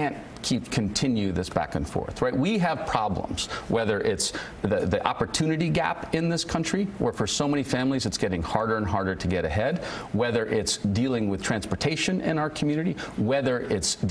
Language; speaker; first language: English; native; English